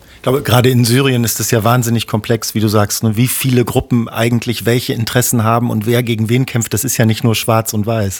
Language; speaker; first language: German; native; German